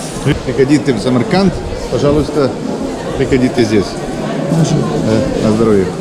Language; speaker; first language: Russian; non-native, learner; Serbian